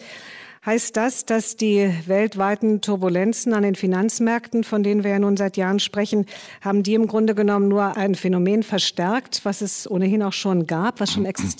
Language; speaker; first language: German; native; German